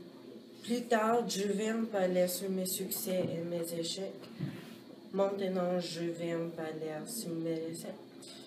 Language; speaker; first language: French; non-native, learner; English